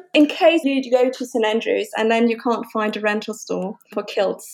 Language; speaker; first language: English; non-native, fluent; German